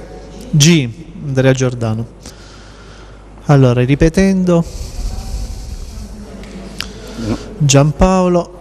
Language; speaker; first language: Italian; native; Italian